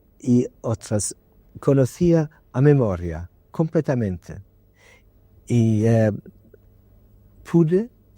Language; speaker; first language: Spanish; non-native, learner; English